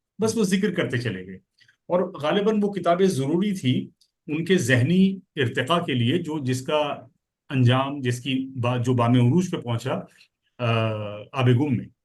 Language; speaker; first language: Urdu; native; Urdu